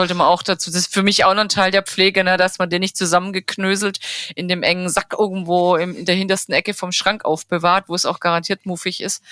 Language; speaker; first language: German; native; German